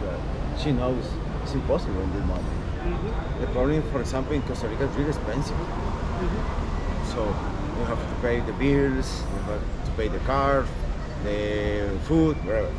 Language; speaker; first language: English; non-native, learner; Spanish